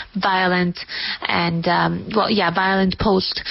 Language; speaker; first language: English; non-native, fluent; Spanish